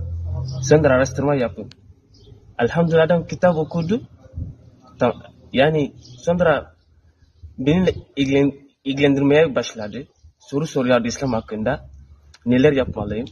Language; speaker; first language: Turkish; non-native, learner; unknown